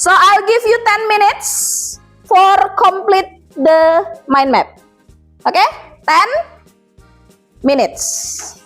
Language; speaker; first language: English; non-native, fluent; Indonesian